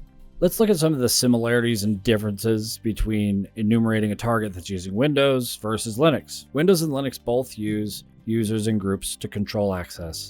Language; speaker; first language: English; native; English